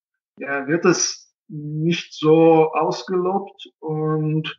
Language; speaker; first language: German; non-native, fluent; Russian